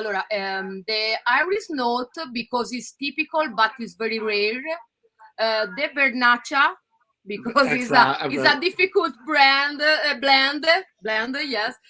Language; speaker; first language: English; non-native, learner; Italian